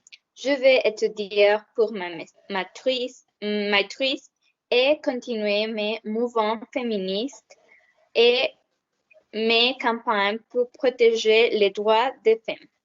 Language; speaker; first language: French; non-native, learner; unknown